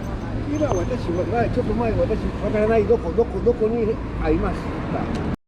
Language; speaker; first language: Japanese; non-native, learner; Filipino